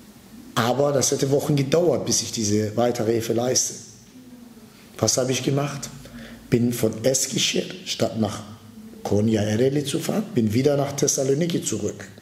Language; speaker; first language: German; early bilingual, other home language; Turkish